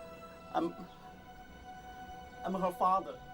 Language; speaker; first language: English; non-native, learner; Chinese